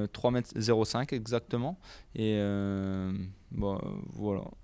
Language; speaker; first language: French; native; French